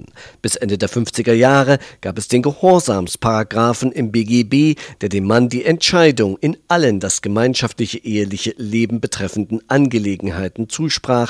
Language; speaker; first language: German; native; German